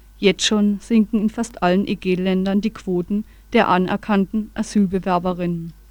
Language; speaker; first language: German; native; German